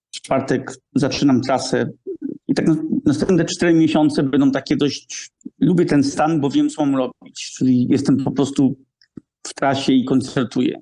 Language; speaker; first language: Polish; early bilingual, heritage; Polish